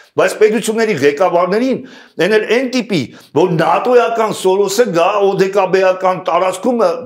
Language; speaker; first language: Armenian; native; Armenian